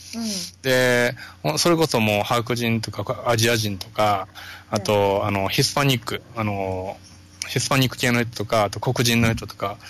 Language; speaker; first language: Japanese; native; Japanese